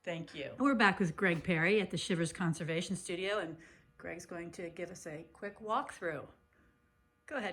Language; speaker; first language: English; native; English